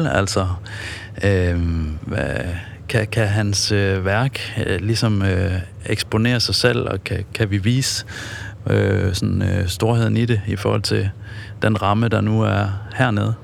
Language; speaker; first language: Danish; native; Danish